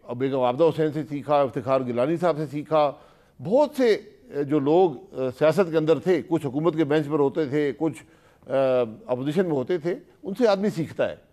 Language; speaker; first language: Urdu; non-native, local second language; Punjabi